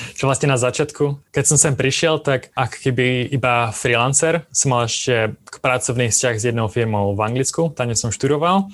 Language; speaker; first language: Slovak; native; Slovak